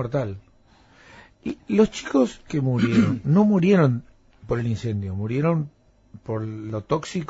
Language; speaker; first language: Spanish; native; Spanish